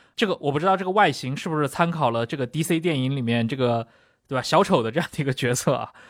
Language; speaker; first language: Chinese; native; Chinese